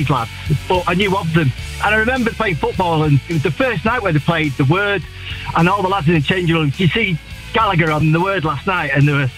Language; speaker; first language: English; native; English